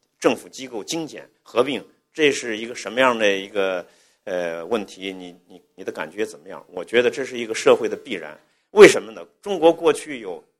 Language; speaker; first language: Chinese; native; Chinese